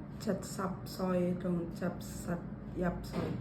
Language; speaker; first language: Cantonese; non-native, learner; Indonesian